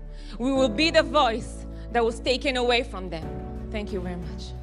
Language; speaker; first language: English; non-native, fluent; Hebrew